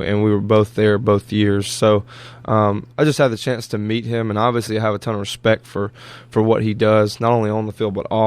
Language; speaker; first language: English; native; English